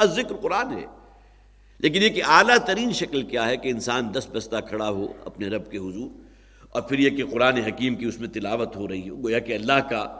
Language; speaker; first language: Urdu; native; Urdu